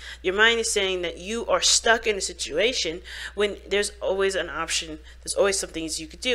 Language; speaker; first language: English; native; English